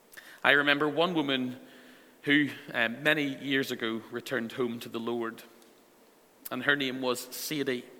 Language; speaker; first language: English; native; English